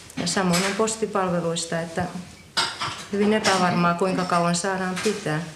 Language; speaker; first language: Finnish; native; Finnish